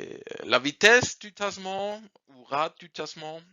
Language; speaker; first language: French; non-native, learner; German